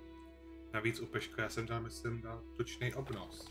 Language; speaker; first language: Czech; native; Czech